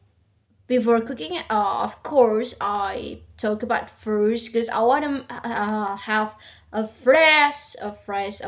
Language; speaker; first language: English; non-native, learner; Indonesian